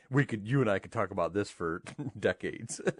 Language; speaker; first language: English; native; English